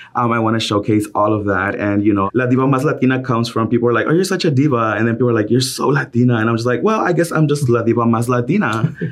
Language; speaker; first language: English; early bilingual, other home language; Spanish